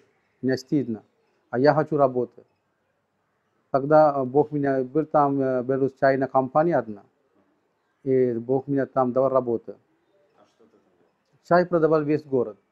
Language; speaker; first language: Russian; non-native, learner; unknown